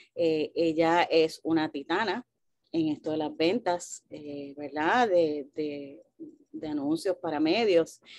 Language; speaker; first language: Spanish; early bilingual, heritage; Spanish